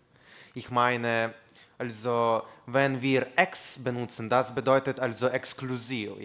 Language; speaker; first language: German; non-native, learner; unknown